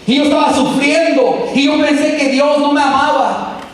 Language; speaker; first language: Spanish; early bilingual, heritage; Spanish